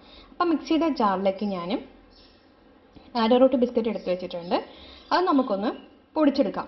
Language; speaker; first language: Malayalam; native; Malayalam